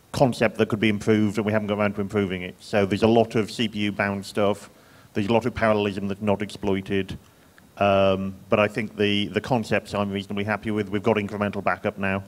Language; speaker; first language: English; native; English